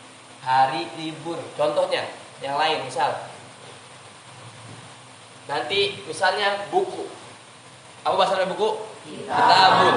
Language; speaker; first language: Indonesian; native; Indonesian